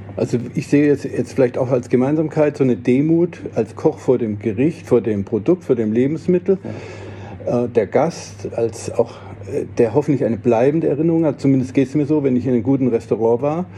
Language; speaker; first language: German; native; German